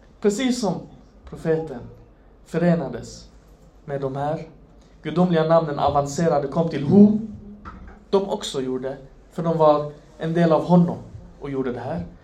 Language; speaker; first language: Swedish; non-native, fluent; Arabic